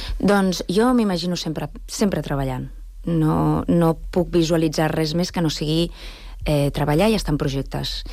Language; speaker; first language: Catalan; non-native, local second language; Spanish